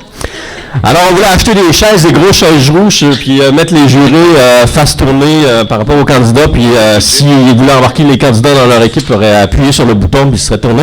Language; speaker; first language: French; native; French